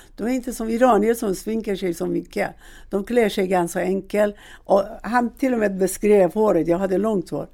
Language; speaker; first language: Swedish; non-native, fluent; Persian